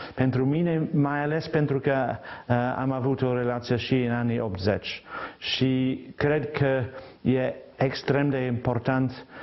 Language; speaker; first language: Romanian; non-native, fluent; English